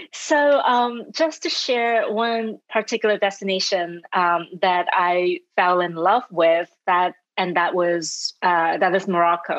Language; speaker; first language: English; non-native, local second language; Cantonese